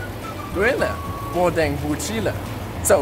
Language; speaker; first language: Chinese; non-native, learner; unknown